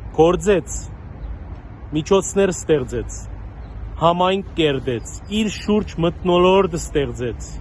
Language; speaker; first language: Armenian; early bilingual, heritage; Armenian